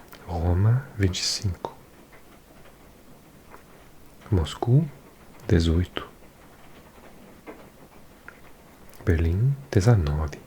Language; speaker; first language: Portuguese; non-native, learner; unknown